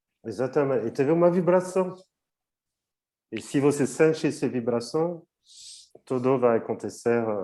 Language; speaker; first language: Portuguese; non-native, fluent; French